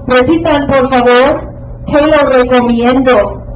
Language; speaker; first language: Spanish; non-native, fluent; English